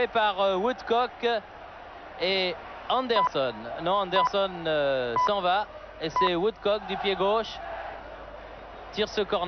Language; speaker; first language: French; native; French